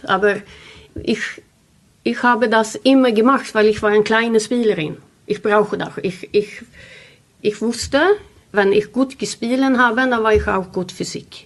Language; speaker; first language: German; non-native, learner; Swedish